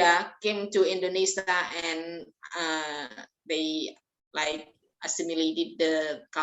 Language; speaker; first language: English; non-native, fluent; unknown